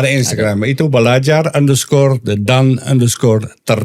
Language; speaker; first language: Indonesian; non-native, learner; Dutch